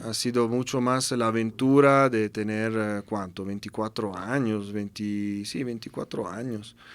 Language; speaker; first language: Spanish; non-native, fluent; Italian